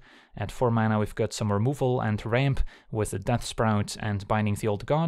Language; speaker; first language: English; native; English